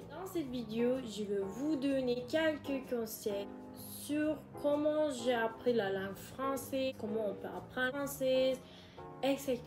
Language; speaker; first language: French; non-native, learner; Turkish